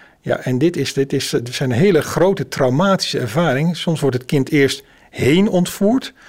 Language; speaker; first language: Dutch; native; Dutch